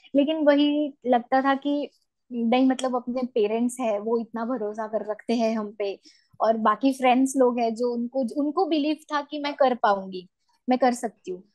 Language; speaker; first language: Hindi; non-native, local second language; Marathi